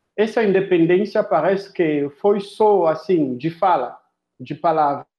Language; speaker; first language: Portuguese; non-native, fluent; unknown